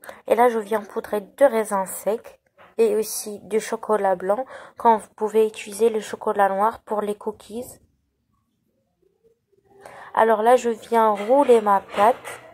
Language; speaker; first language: French; non-native, local second language; Arabic